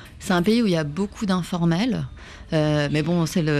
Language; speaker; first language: French; native; French